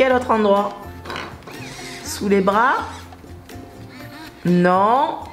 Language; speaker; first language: French; native; French